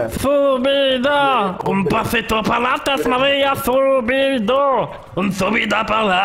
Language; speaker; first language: Spanish; non-native, learner; French